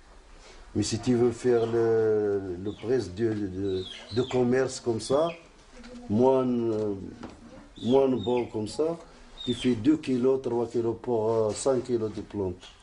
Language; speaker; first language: French; non-native, learner; Arabic